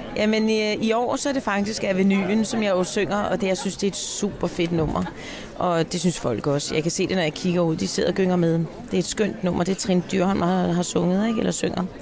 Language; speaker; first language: Danish; native; Danish